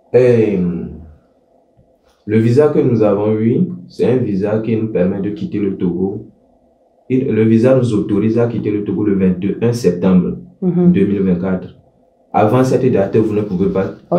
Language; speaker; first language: French; non-native, local second language; Ewe